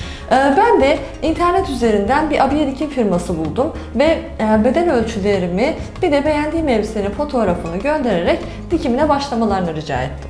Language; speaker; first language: Turkish; native; Turkish